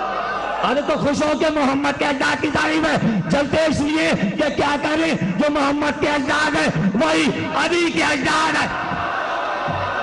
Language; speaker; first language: Urdu; native; Urdu